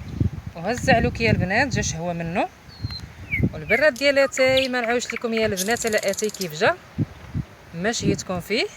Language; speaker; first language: Arabic; native; Arabic